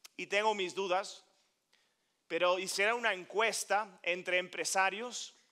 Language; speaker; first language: Spanish; non-native, fluent; Dutch